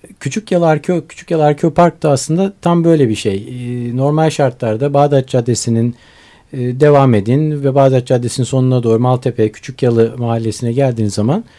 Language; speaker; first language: Turkish; native; Turkish